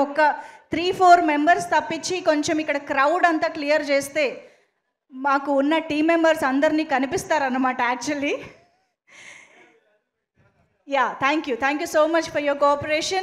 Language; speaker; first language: Telugu; native; Telugu